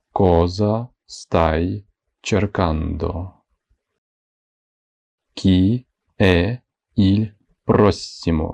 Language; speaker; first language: Italian; non-native, fluent; Ukrainian